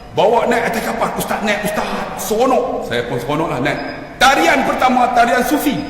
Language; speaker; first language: Malay; native; Malay